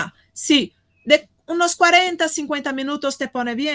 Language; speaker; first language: Spanish; non-native, fluent; Portuguese